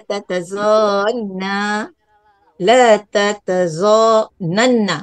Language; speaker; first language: Arabic; non-native, learner; Malay